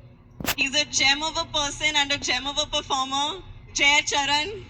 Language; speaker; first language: Telugu; non-native, local second language; Hindi